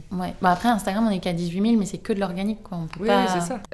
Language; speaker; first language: French; native; French